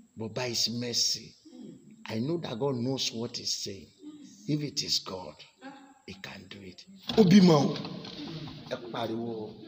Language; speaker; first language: English; non-native, local second language; Yoruba